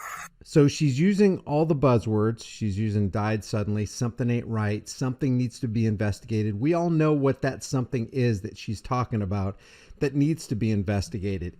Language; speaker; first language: English; native; English